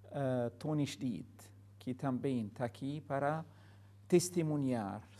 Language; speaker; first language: Portuguese; non-native, fluent; Arabic